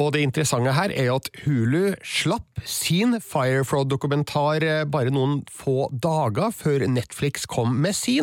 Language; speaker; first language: Norwegian; native; Norwegian